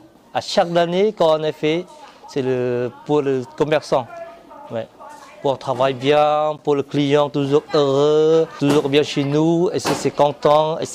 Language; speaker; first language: French; non-native, learner; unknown